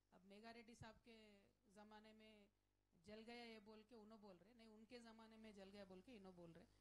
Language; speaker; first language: Hindi; non-native, local second language; Telugu